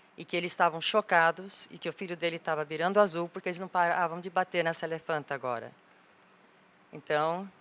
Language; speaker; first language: Portuguese; non-native, fluent; English